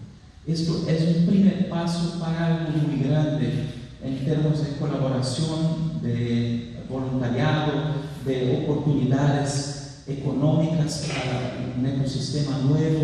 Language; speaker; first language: Spanish; non-native, fluent; Portuguese